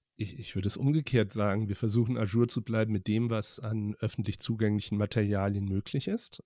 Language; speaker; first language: German; native; German